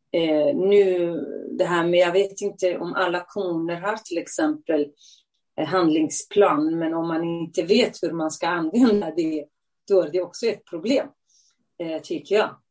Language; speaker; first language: Swedish; non-native, fluent; Central Kurdish